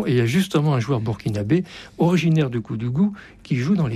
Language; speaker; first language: French; native; French